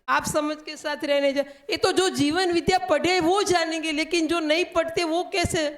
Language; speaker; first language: Hindi; non-native, local second language; Gujarati